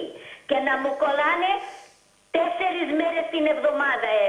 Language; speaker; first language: Greek; early bilingual, heritage; Greek